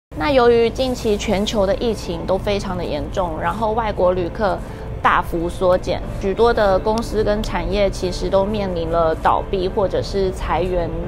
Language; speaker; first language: Chinese; native; Chinese